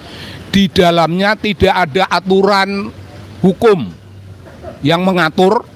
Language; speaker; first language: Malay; non-native, local second language; Javanese